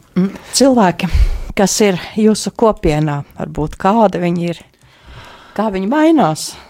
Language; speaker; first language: Latvian; native; Latvian